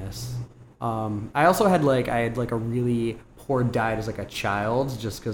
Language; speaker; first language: English; native; English